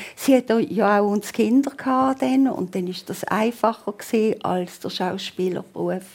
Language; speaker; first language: German; native; German